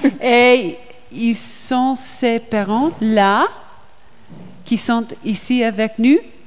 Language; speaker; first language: French; non-native, learner; English